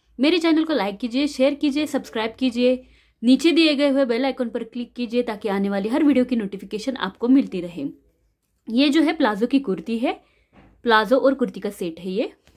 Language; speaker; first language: Hindi; non-native, local second language; Marathi